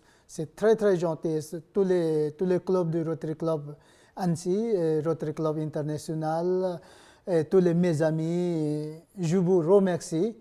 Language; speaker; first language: French; non-native, learner; Nepali